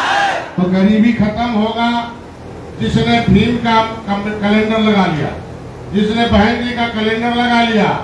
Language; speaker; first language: Hindi; native; Hindi